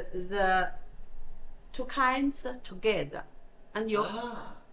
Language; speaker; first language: English; non-native, learner; Chinese